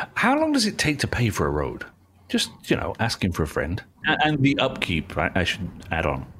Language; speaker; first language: English; native; English